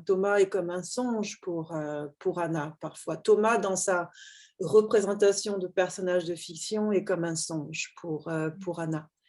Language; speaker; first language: French; native; French